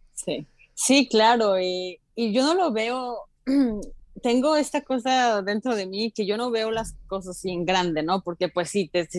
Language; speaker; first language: Spanish; native; Spanish